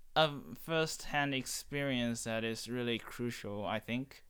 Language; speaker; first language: English; non-native, fluent; Chinese